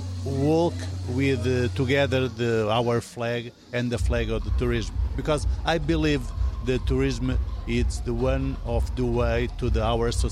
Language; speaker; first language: English; non-native, learner; Portuguese